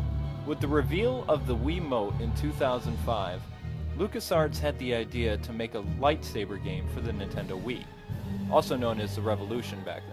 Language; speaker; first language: English; native; English